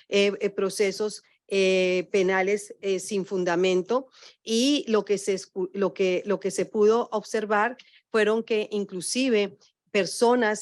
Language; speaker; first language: Spanish; native; Spanish